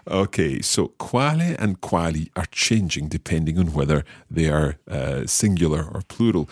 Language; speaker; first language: English; native; English